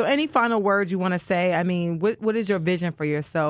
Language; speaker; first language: English; native; English